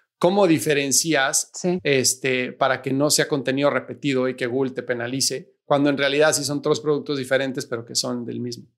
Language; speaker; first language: Spanish; native; Spanish